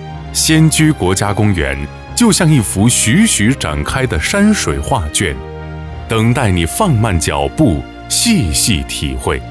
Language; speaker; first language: Chinese; native; Chinese